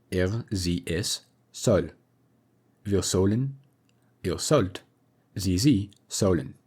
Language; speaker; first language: German; non-native, fluent; English